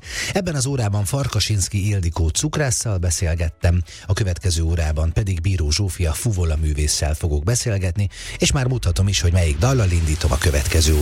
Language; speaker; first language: Hungarian; native; Hungarian